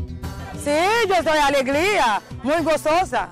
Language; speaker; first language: Spanish; non-native, local second language; Haitian Creole